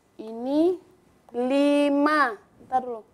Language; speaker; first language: Indonesian; native; Indonesian